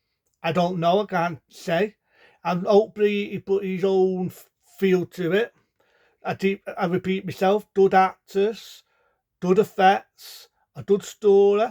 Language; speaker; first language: English; native; English